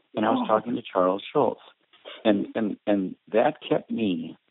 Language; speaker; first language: English; early bilingual, other home language; Spanish